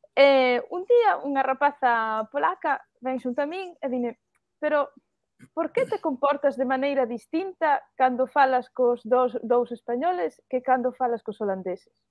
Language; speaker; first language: Galician; early bilingual, heritage; Galician